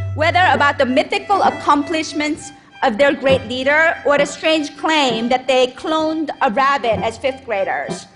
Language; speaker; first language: English; non-native, fluent; Korean